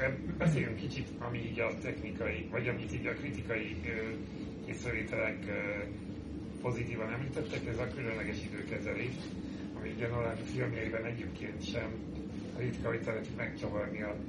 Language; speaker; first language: Hungarian; native; Hungarian